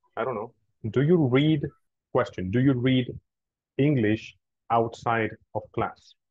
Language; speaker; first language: English; non-native, fluent; Spanish